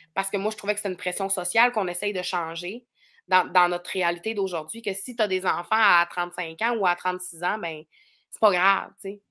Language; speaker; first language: French; native; French